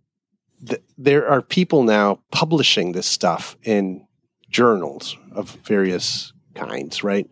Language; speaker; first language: English; native; English